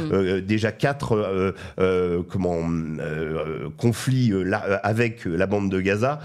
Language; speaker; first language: French; native; French